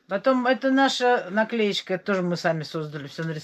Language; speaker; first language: Russian; native; Russian